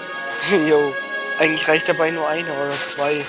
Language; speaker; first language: German; native; German